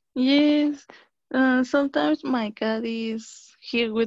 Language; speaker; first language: English; non-native, learner; Spanish